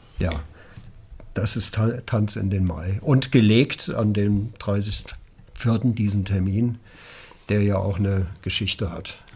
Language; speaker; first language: German; native; German